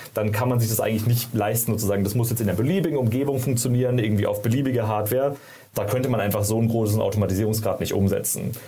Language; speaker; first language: German; native; German